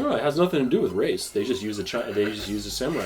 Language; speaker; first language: English; native; English